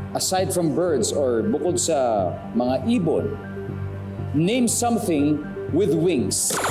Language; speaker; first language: Filipino; native; Filipino